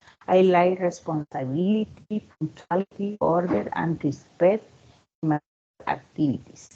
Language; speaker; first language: English; non-native, learner; Spanish